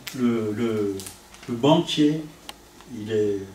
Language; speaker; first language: French; non-native, fluent; Italian